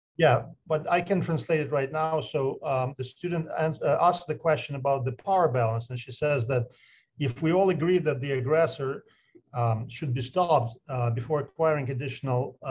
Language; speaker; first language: English; non-native, fluent; Ukrainian